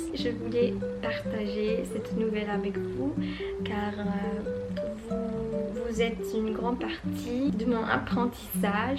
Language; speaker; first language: French; non-native, fluent; English